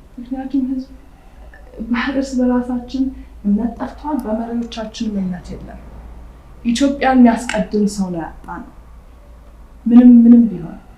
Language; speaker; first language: Amharic; early bilingual, heritage; Amharic